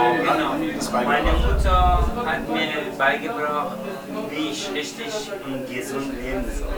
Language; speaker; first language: German; non-native, learner; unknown